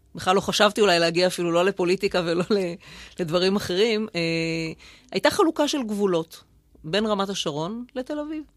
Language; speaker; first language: Hebrew; native; Hebrew